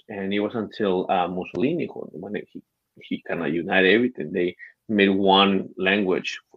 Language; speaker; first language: English; non-native, fluent; Spanish